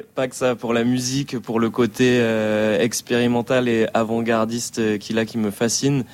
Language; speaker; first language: French; native; French